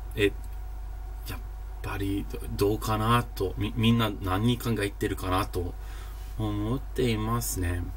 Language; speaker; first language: Japanese; non-native, learner; English